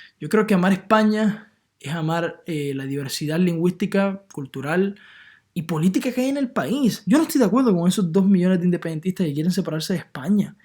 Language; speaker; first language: Spanish; native; Spanish